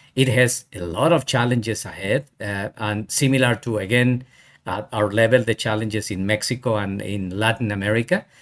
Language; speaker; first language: English; non-native, fluent; Spanish